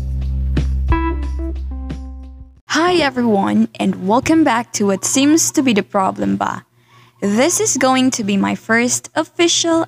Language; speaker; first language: English; non-native, local second language; Cebuano